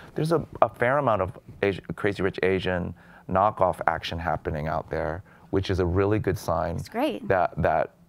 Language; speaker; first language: English; native; English